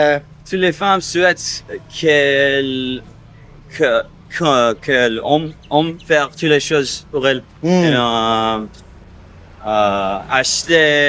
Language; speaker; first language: French; non-native, learner; English